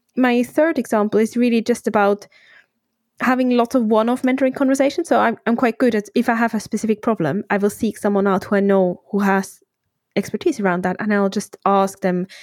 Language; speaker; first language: English; non-native, fluent; Swiss German